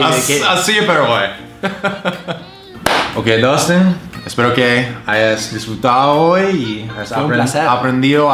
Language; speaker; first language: Spanish; non-native, fluent; English